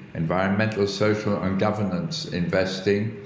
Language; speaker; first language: English; early bilingual, other home language; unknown